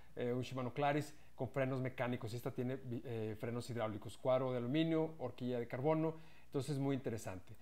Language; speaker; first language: Spanish; native; Spanish